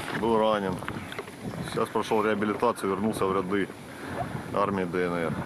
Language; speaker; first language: Russian; native; Russian